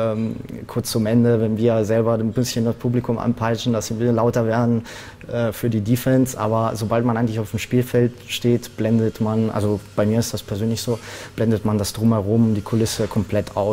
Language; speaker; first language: German; native; German